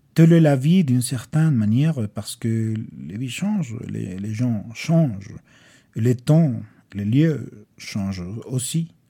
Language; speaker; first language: French; non-native, fluent; Spanish